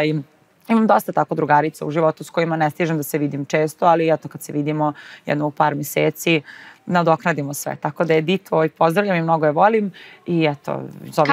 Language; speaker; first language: Serbian; native; Serbian